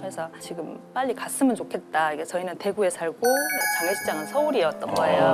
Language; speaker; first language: Korean; native; Korean